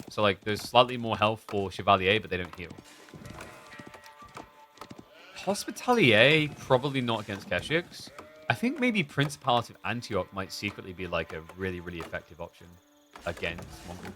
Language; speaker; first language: English; native; English